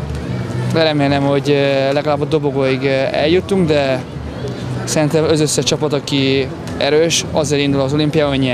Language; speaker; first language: Hungarian; non-native, fluent; Italian